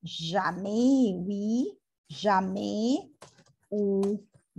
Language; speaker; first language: French; non-native, learner; Arabic